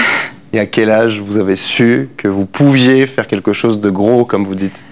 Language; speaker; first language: French; native; French